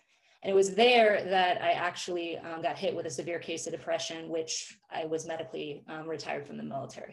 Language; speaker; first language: English; native; English